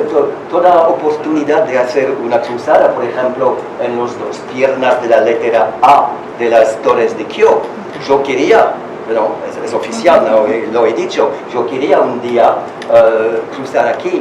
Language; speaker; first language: Spanish; non-native, learner; French